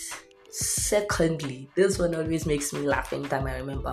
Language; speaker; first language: English; non-native, local second language; Yoruba